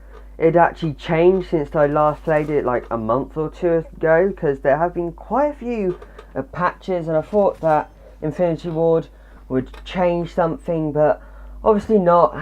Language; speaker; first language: English; native; English